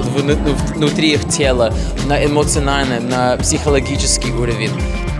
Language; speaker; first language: Russian; non-native, fluent; English